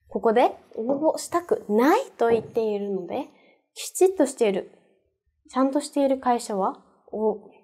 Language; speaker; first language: Japanese; native; Japanese